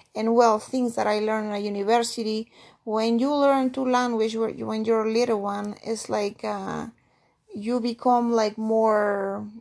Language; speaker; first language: English; non-native, fluent; Spanish